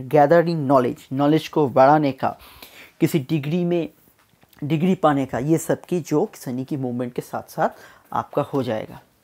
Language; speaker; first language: Hindi; non-native, local second language; Bangla